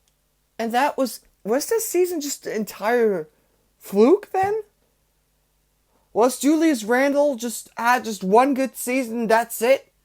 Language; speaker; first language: English; native; English